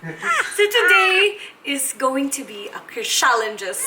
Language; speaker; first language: English; non-native, local second language; Cebuano